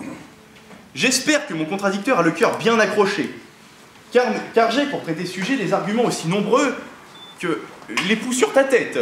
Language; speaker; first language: French; native; French